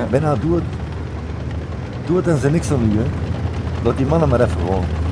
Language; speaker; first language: Dutch; native; Dutch